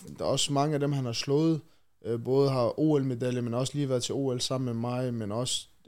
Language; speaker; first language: Danish; early bilingual, other home language; Chechen